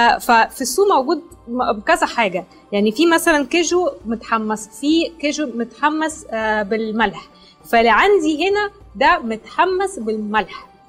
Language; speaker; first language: Arabic; non-native, fluent; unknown